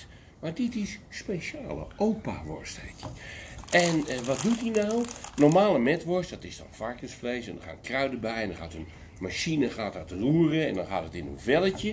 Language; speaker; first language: Dutch; native; Dutch